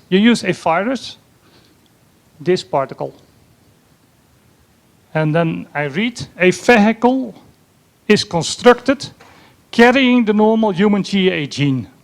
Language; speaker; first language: English; non-native, fluent; Dutch